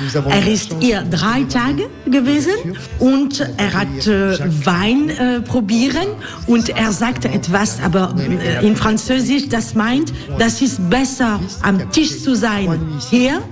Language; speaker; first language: German; non-native, learner; French